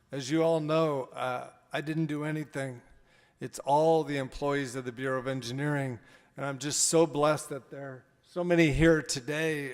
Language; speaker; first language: English; native; English